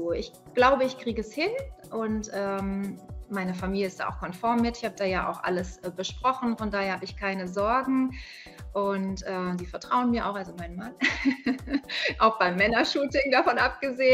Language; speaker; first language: German; native; German